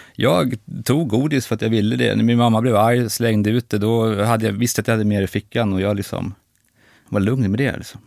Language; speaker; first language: Swedish; native; Swedish